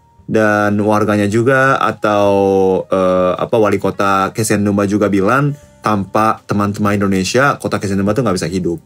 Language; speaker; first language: Indonesian; non-native, fluent; Japanese